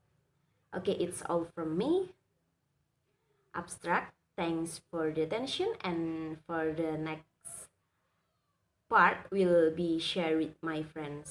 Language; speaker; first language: English; non-native, learner; Indonesian